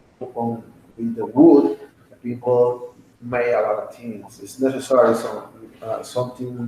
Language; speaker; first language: English; non-native, learner; Spanish